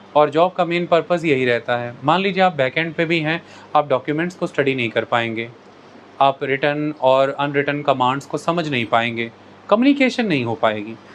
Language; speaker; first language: Hindi; non-native, local second language; Punjabi